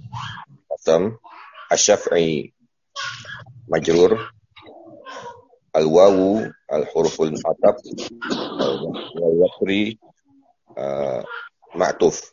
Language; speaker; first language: Arabic; non-native, learner; Indonesian